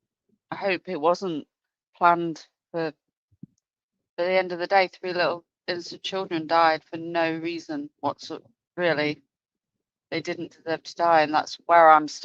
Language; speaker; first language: English; native; English